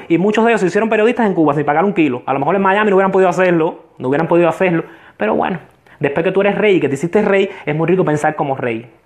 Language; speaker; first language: Spanish; native; Spanish